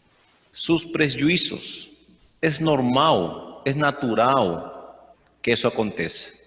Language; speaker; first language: Portuguese; non-native, fluent; Spanish